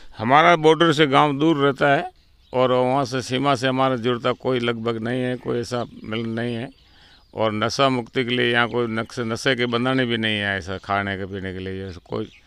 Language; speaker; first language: Hindi; native; Hindi